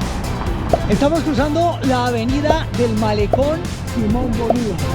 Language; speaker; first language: Spanish; native; Spanish